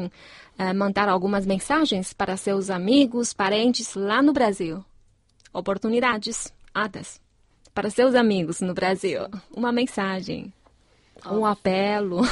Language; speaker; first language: Portuguese; non-native, fluent; Chinese